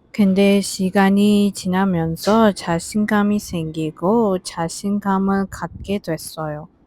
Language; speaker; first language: Korean; non-native, fluent; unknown